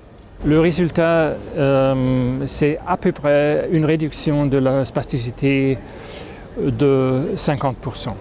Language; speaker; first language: French; non-native, fluent; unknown